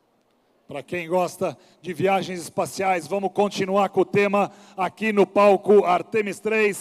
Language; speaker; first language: Portuguese; native; Portuguese